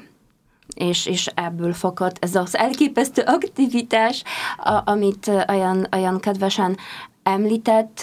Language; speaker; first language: Hungarian; non-native, fluent; Polish